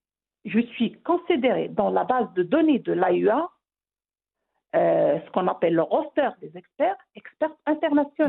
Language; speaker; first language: French; non-native, local second language; Arabic